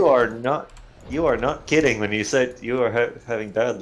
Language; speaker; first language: English; native; English